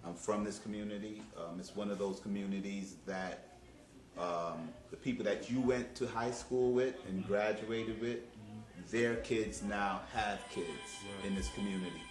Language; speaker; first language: English; native; English